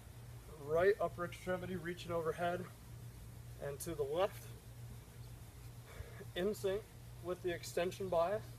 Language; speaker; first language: English; native; English